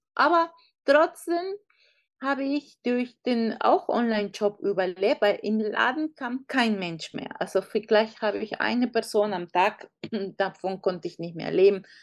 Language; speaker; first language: German; non-native, fluent; Spanish